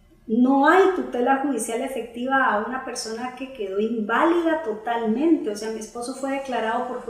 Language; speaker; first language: Spanish; native; Spanish